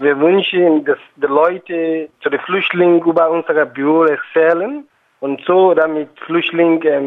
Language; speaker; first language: German; non-native, fluent; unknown